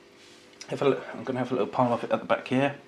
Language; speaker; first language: English; native; English